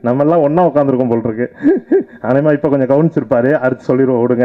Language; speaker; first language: Tamil; native; Tamil